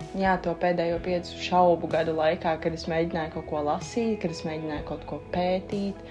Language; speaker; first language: Latvian; native; Latvian